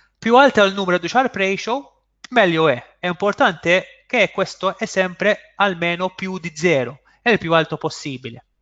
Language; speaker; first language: Italian; non-native, fluent; Maltese